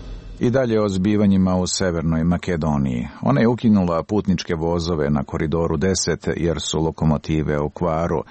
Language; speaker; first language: Serbian; native; Serbian